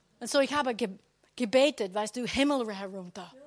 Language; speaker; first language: German; non-native, learner; English